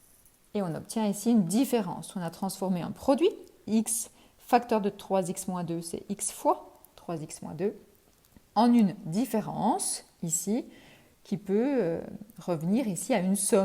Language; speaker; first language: French; native; French